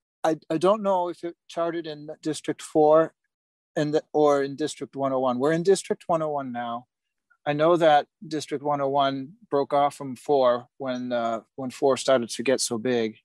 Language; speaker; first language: English; native; English